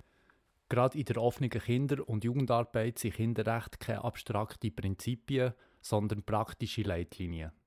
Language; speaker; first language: German; native; German